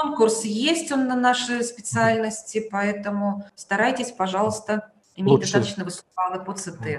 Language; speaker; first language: Russian; native; Russian